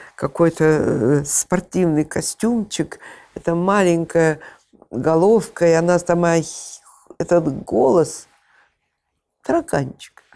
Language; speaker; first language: Russian; native; Russian